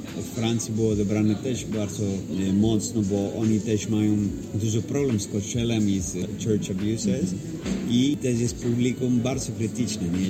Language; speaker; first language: Polish; non-native, fluent; Spanish